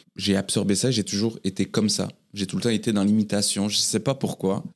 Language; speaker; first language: French; native; French